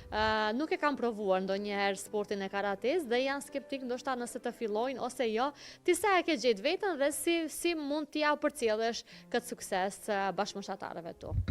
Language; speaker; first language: Albanian; native; Albanian